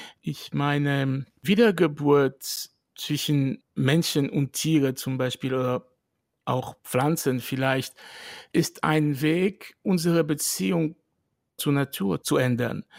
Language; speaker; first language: German; non-native, fluent; French